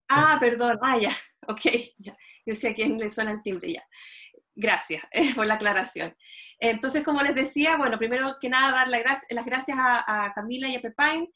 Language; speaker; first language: Spanish; native; Spanish